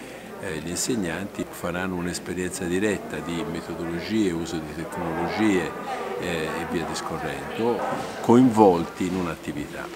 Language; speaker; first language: Italian; native; Italian